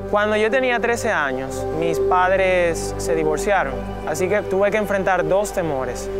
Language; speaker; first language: Spanish; native; Spanish